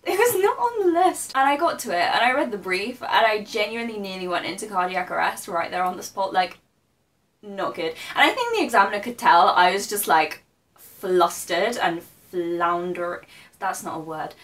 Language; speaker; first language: English; native; English